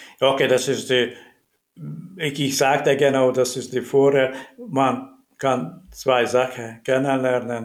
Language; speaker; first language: German; non-native, learner; Hungarian